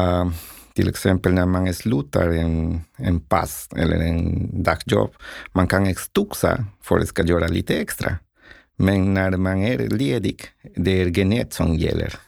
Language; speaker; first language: Swedish; non-native, learner; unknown